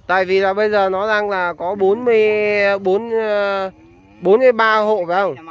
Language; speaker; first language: Vietnamese; native; Vietnamese